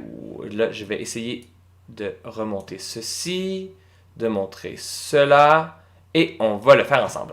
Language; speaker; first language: French; native; French